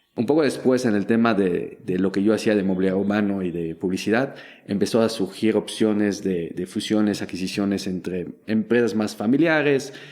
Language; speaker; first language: Spanish; non-native, fluent; French